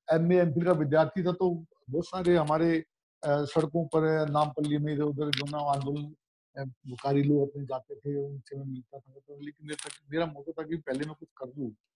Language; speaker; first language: Hindi; native; Hindi